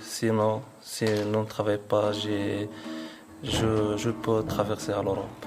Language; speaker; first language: French; non-native, learner; Arabic